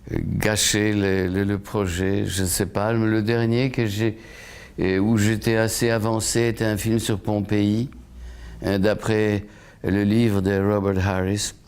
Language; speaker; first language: French; non-native, fluent; Polish